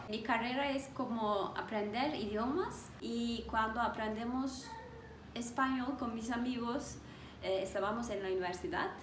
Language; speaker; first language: Spanish; non-native, learner; Turkish